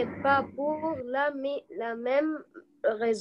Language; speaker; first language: French; non-native, learner; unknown